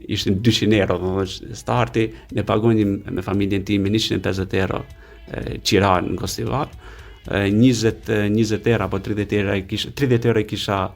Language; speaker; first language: Albanian; native; Albanian